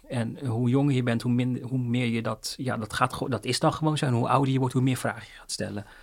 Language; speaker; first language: Dutch; early bilingual, other home language; Cantonese